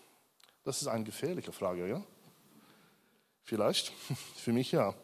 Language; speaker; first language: German; non-native, learner; English